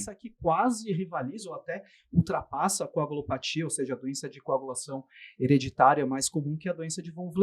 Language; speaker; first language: Portuguese; native; Portuguese